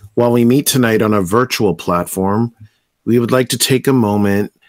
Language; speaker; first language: English; native; English